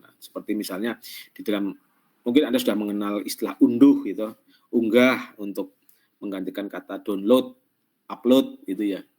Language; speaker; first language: Indonesian; non-native, local second language; Javanese